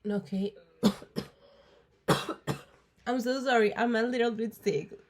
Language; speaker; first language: English; non-native, learner; Spanish